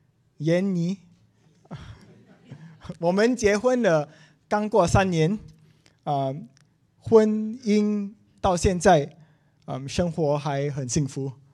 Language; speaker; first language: Chinese; non-native, local second language; English